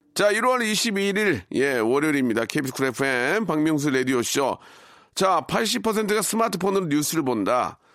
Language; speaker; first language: Korean; native; Korean